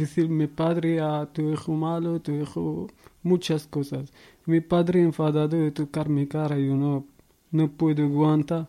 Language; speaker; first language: Spanish; non-native, learner; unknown